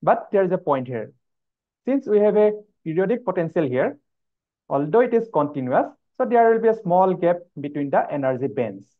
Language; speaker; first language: English; non-native, local second language; Assamese